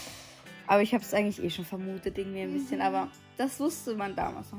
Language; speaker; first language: German; native; German